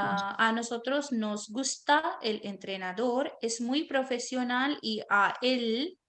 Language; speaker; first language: Spanish; non-native, fluent; Hindi